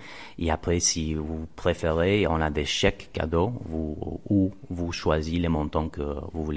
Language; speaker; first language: French; non-native, fluent; Spanish